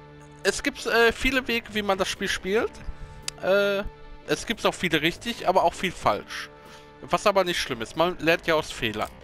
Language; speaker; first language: German; native; German